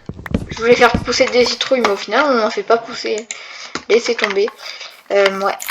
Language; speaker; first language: French; native; French